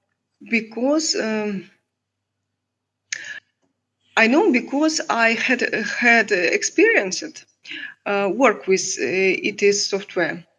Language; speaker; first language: English; non-native, learner; Russian